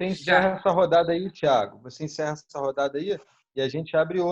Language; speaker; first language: Portuguese; native; Portuguese